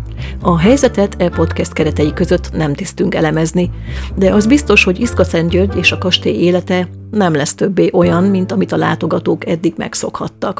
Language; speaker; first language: Hungarian; native; Hungarian